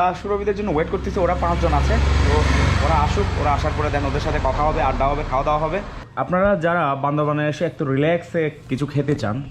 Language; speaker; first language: Bangla; native; Bangla